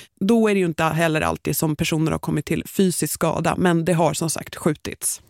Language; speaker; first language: Swedish; native; Swedish